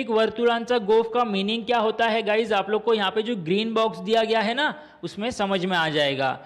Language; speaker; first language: Hindi; non-native, local second language; Marathi